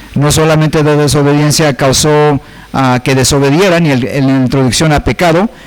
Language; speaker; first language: Spanish; early bilingual, heritage; Spanish